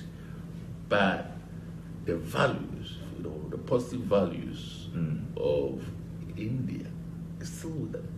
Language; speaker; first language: English; non-native, local second language; Akan